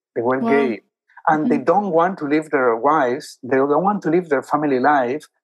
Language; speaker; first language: English; non-native, fluent; Spanish